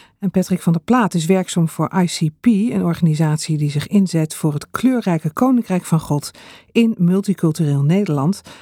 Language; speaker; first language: Dutch; native; Dutch